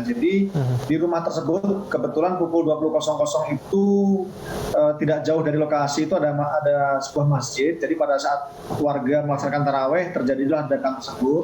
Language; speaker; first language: Indonesian; native; Indonesian